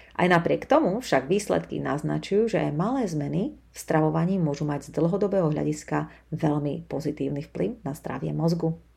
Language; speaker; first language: Slovak; native; Slovak